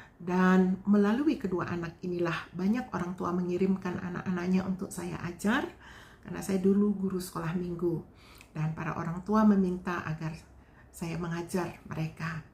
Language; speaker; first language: Indonesian; non-native, local second language; Balinese